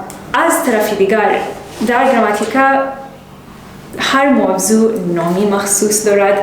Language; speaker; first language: Persian; non-native, learner; English